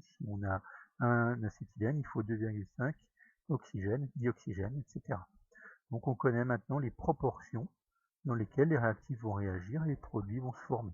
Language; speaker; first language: French; native; French